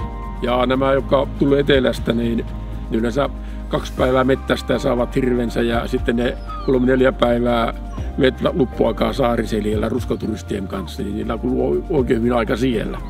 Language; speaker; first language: Finnish; native; Finnish